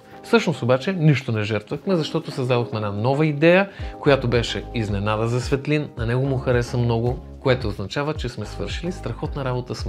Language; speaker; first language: Bulgarian; native; Bulgarian